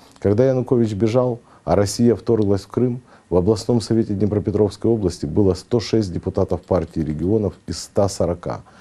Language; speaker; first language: Russian; native; Russian